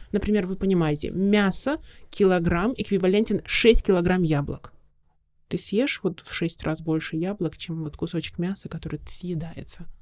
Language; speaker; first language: Russian; native; Russian